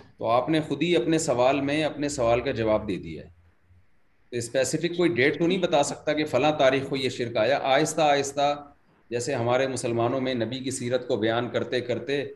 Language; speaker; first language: Urdu; native; Urdu